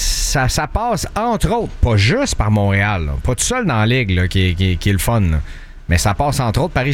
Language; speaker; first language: French; native; French